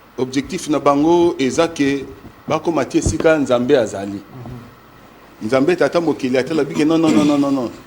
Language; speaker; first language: Lingala; non-native, local second language; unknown